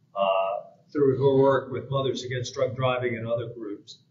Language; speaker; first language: English; native; English